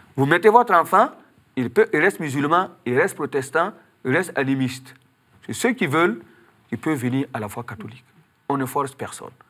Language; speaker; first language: French; non-native, local second language; Mossi